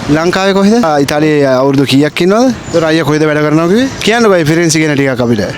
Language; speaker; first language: Sinhala; native; Sinhala